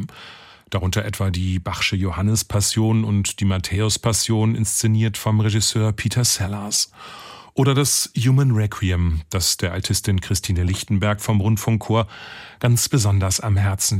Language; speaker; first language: German; native; German